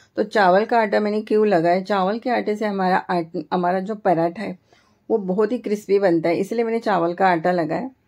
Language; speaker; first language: Hindi; non-native, local second language; Marathi